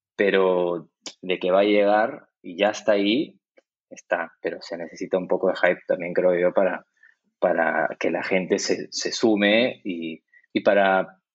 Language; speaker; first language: Spanish; native; Spanish